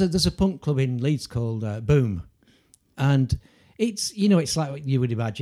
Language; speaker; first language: English; native; English